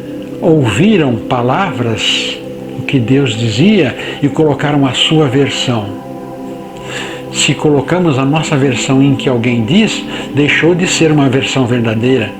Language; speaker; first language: Portuguese; native; Portuguese